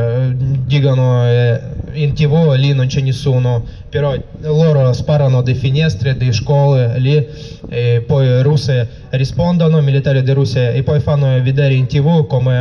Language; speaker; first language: Italian; non-native, learner; Russian